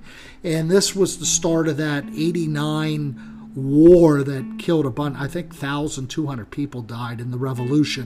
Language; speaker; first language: English; native; English